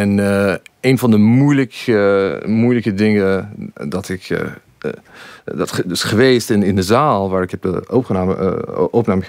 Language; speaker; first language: Dutch; non-native, fluent; English